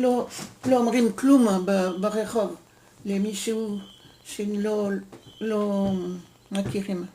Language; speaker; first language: Hebrew; non-native, learner; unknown